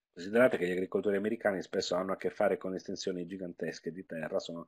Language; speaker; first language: Italian; native; Italian